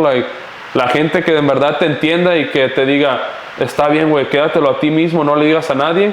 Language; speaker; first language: Spanish; early bilingual, heritage; Spanish